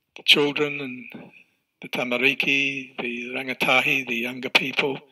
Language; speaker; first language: English; native; English